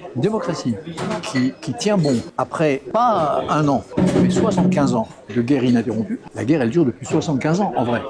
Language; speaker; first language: French; native; French